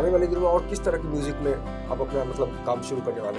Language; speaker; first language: Hindi; native; Hindi